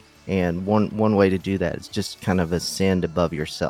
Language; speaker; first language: English; native; English